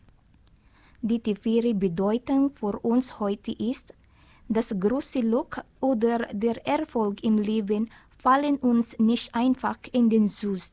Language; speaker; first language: German; non-native, learner; Filipino